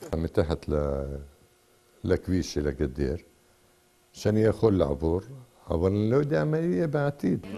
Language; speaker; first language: Hebrew; non-native, local second language; Arabic